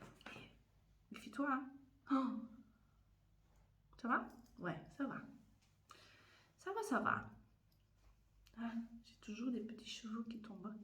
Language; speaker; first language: French; non-native, fluent; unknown